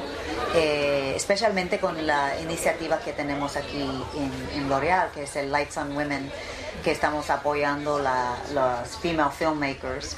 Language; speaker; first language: Spanish; early bilingual, heritage; English